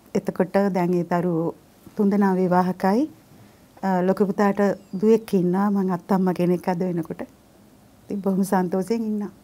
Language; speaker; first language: Sinhala; native; Sinhala